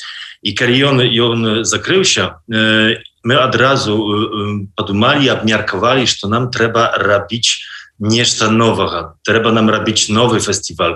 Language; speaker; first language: Belarusian; non-native, local second language; Polish